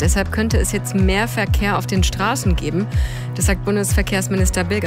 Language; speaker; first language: German; native; German